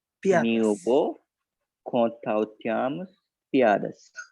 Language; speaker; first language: Portuguese; non-native, learner; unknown